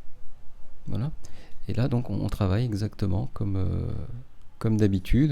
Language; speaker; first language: French; native; French